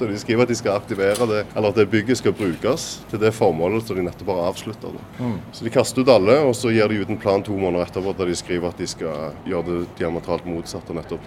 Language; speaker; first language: Norwegian; native; Norwegian